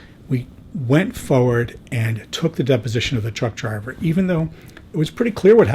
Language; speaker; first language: English; native; English